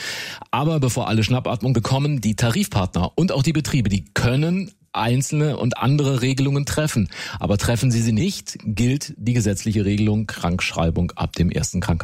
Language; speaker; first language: German; native; German